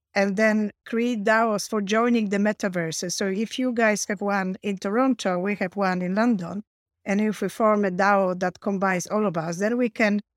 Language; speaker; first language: English; non-native, fluent; Polish